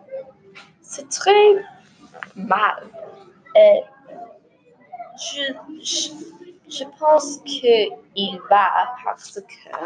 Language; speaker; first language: French; non-native, learner; English